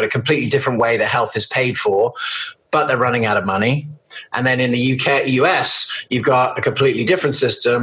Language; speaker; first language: English; native; English